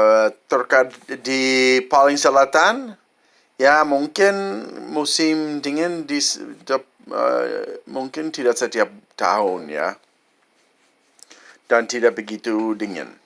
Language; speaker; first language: Indonesian; non-native, fluent; English